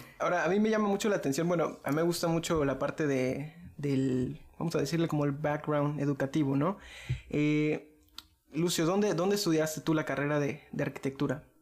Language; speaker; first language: Spanish; native; Spanish